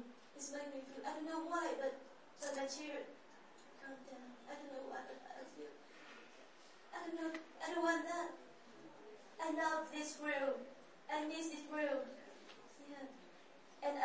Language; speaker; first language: English; non-native, learner; Vietnamese